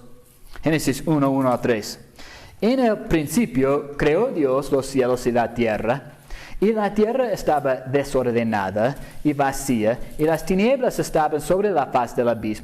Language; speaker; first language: Spanish; non-native, fluent; English